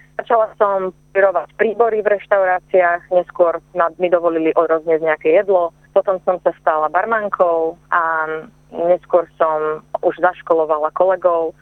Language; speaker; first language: Slovak; native; Slovak